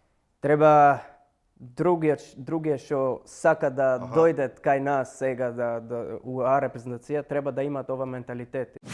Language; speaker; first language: Macedonian; non-native, learner; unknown